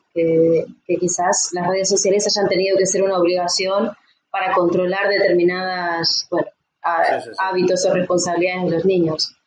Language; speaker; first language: Spanish; native; Spanish